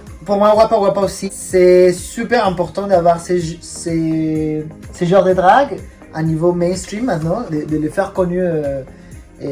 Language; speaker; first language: French; non-native, fluent; Spanish